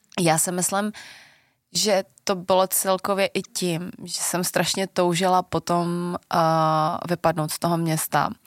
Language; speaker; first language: Czech; early bilingual, other home language; Vietnamese